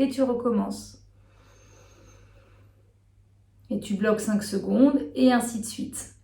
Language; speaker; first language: French; native; French